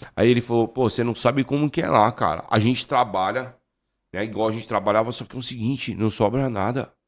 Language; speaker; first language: Portuguese; native; Portuguese